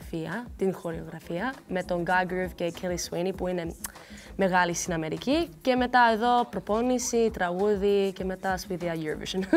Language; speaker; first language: Greek; early bilingual, heritage; Greek